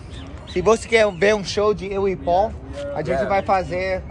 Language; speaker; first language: Portuguese; non-native, learner; English